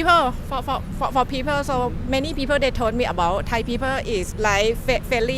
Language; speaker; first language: English; non-native, learner; Thai